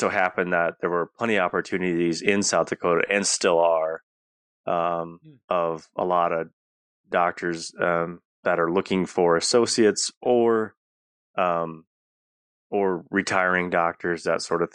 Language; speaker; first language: English; native; English